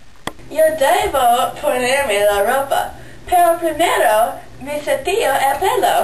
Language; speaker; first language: Spanish; non-native, learner; English